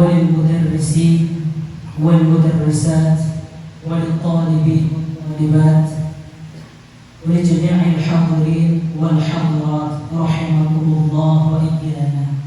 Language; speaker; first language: Arabic; non-native, fluent; Achinese